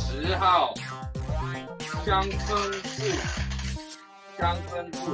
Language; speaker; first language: Chinese; early bilingual, heritage; Chinese